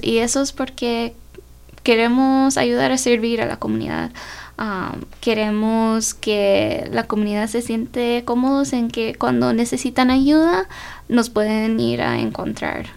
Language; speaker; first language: Spanish; early bilingual, heritage; Spanish